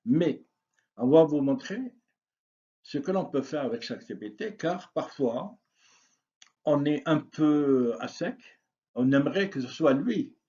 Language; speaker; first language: French; non-native, local second language; Arabic